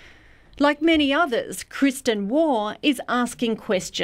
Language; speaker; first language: English; native; English